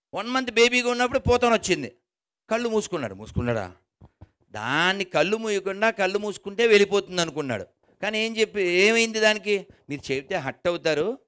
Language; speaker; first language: Telugu; native; Telugu